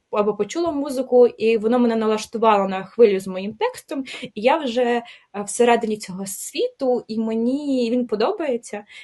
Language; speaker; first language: Ukrainian; native; Ukrainian